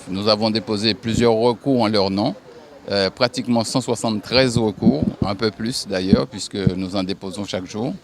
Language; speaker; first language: French; native; French